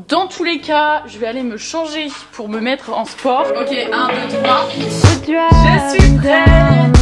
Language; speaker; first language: French; native; French